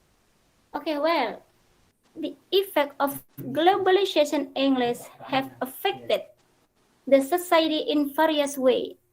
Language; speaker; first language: English; non-native, fluent; Indonesian